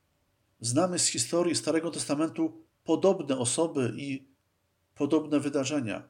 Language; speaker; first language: Polish; native; Polish